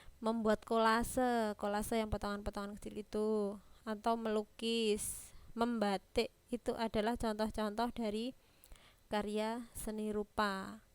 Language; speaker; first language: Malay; non-native, local second language; Javanese